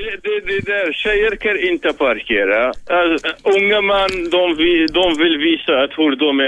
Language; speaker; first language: Swedish; non-native, learner; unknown